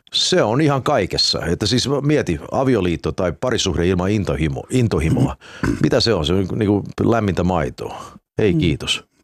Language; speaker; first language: Finnish; early bilingual, heritage; Finnish